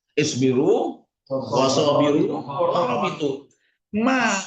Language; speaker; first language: Arabic; non-native, fluent; Indonesian